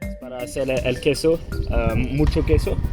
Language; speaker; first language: Spanish; non-native, learner; French